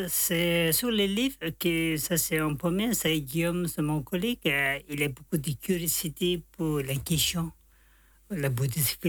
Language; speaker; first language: French; non-native, learner; Tibetan